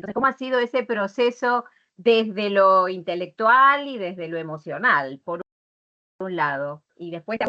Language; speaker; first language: Spanish; native; Spanish